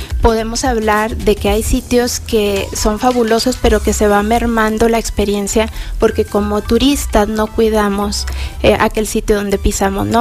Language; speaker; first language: Spanish; native; Spanish